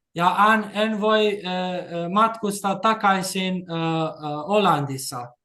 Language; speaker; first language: Finnish; non-native, learner; Albanian